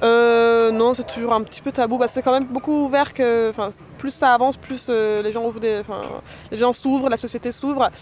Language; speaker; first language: French; non-native, fluent; Persian